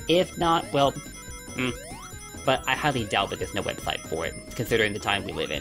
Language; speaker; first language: English; native; English